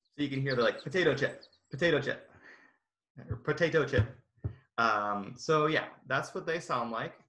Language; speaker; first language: English; native; English